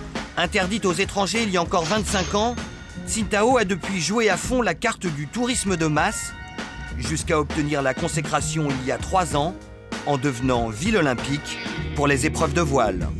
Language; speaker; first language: French; native; French